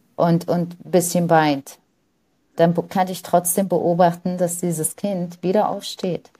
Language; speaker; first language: German; early bilingual, other home language; Arabic